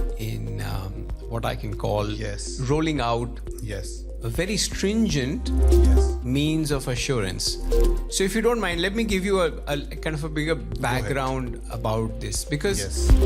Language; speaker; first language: English; non-native, local second language; Punjabi